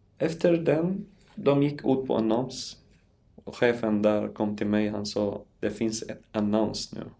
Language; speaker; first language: Swedish; non-native, learner; Arabic